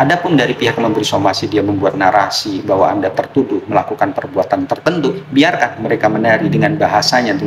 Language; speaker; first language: Indonesian; native; Indonesian